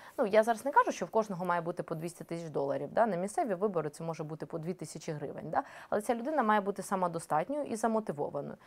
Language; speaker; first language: Ukrainian; native; Ukrainian